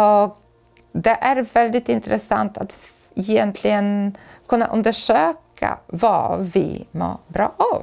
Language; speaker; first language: Swedish; non-native, fluent; Polish